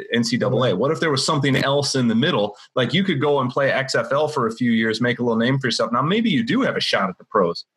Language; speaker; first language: English; native; English